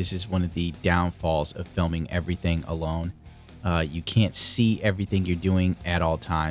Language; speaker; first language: English; native; English